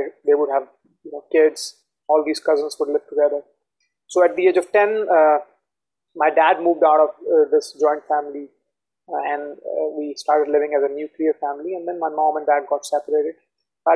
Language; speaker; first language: English; non-native, local second language; Hindi